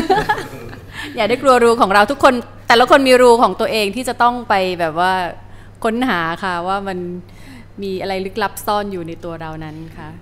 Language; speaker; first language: Thai; native; Thai